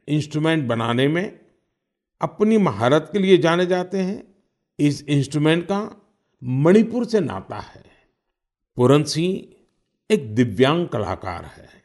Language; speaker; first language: Hindi; native; Hindi